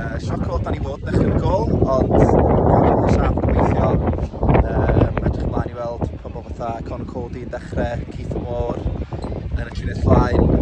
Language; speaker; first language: Welsh; native; Welsh